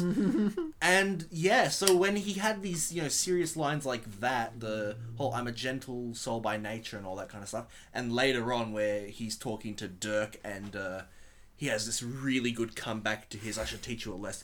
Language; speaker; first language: English; native; English